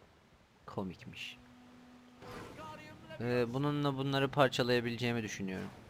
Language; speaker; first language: Turkish; native; Turkish